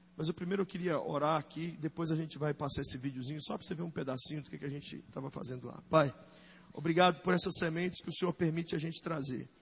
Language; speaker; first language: Portuguese; native; Portuguese